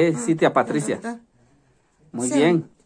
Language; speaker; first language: Spanish; native; Spanish